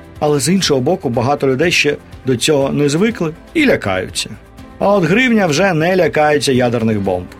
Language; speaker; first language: Ukrainian; non-native, local second language; Russian